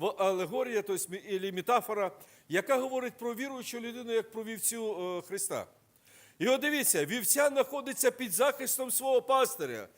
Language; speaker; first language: Ukrainian; non-native, local second language; Russian